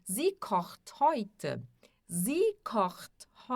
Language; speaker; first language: German; non-native, fluent; Portuguese